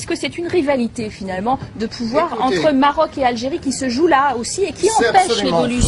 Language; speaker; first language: French; native; French